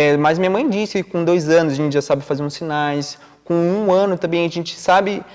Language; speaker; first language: Portuguese; non-native, local second language; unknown